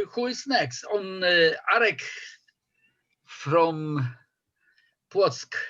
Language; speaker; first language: English; non-native, fluent; Polish